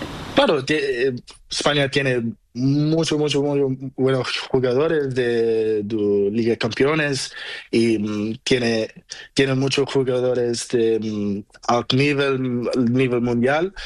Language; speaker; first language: Spanish; non-native, learner; Portuguese